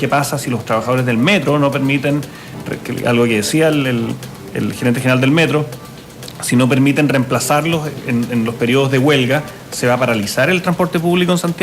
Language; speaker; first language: Spanish; native; Spanish